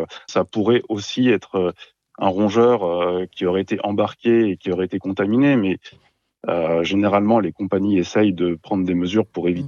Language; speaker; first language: French; native; French